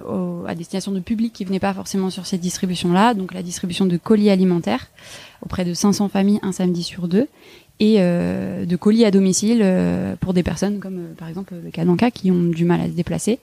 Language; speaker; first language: French; native; French